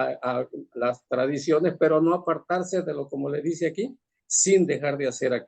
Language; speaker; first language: Spanish; native; Spanish